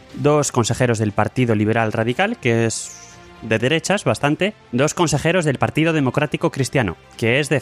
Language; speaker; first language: Spanish; native; Spanish